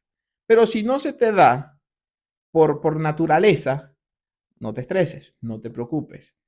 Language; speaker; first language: Spanish; native; Spanish